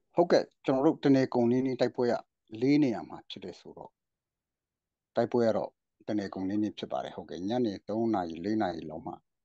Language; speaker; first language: Burmese; non-native, local second language; Hakha Chin